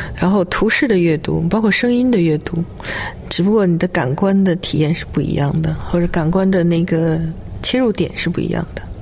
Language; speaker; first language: Chinese; native; Chinese